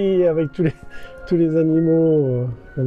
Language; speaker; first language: French; native; French